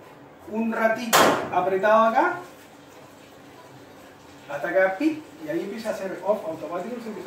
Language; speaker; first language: Spanish; native; Spanish